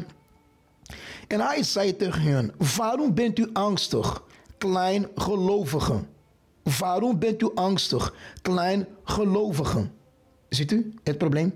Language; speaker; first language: Dutch; non-native, fluent; Portuguese